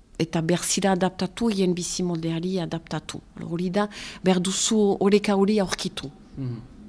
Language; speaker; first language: Basque; native; Basque